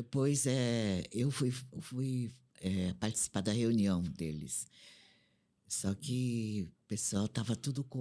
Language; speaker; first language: Portuguese; non-native, fluent; Korean